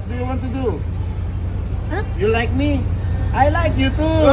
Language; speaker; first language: English; non-native, learner; Filipino